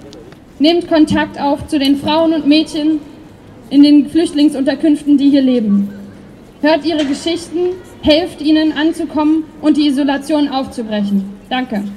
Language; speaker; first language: German; native; German